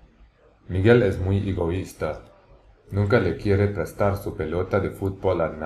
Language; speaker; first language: Spanish; non-native, learner; English